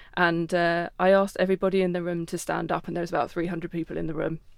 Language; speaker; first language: English; native; English